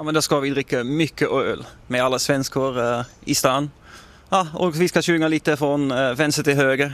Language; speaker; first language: Swedish; non-native, learner; Dutch